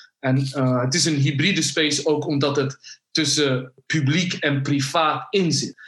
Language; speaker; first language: Dutch; early bilingual, other home language; Somali